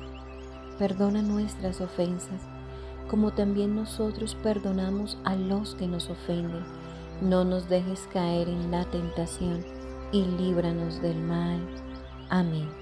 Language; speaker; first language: Spanish; native; Spanish